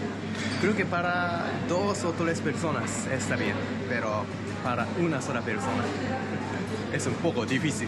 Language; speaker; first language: Spanish; non-native, fluent; Japanese